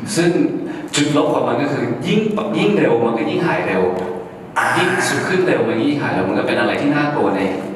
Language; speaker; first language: Thai; early bilingual, heritage; Thai